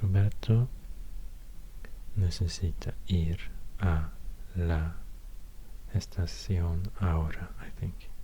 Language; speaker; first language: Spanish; non-native, learner; Swedish